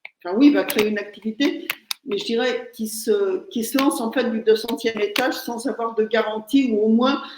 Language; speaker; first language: French; native; French